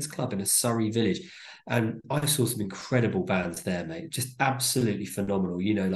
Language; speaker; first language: English; native; English